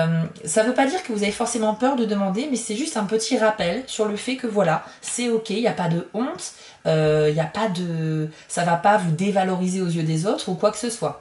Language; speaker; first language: French; native; French